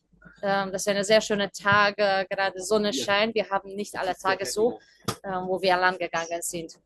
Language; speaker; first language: German; non-native, fluent; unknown